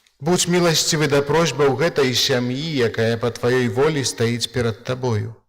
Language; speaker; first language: Belarusian; native; Belarusian